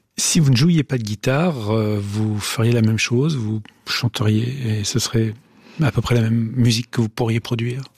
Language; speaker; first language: French; native; French